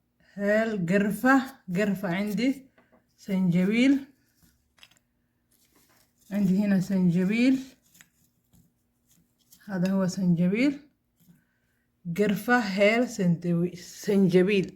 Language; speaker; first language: Arabic; non-native, learner; Somali